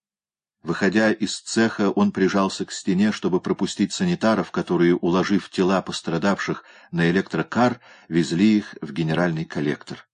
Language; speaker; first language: Russian; native; Russian